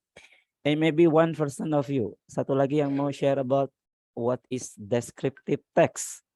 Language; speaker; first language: English; non-native, learner; Indonesian